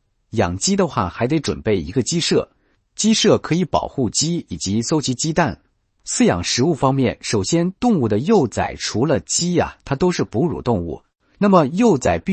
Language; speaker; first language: Chinese; native; Chinese